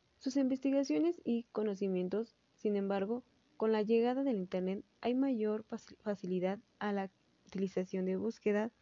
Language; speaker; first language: Spanish; native; Spanish